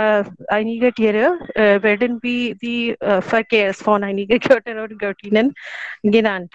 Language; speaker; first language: German; non-native, learner; Hindi